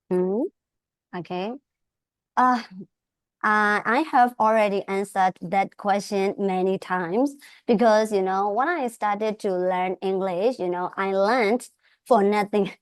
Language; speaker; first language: English; non-native, fluent; Burmese